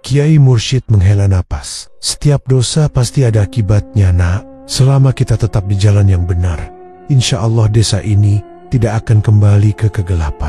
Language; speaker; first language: Indonesian; native; Indonesian